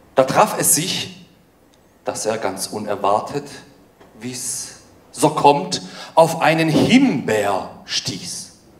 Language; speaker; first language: German; early bilingual, other home language; Polish